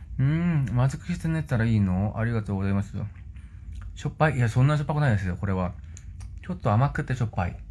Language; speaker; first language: Japanese; non-native, fluent; Korean